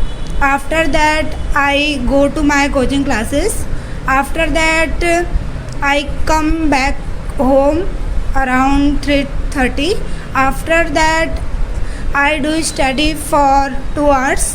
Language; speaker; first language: English; non-native, learner; Hindi